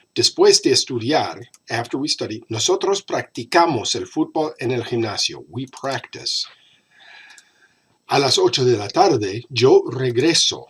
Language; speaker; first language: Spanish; non-native, fluent; English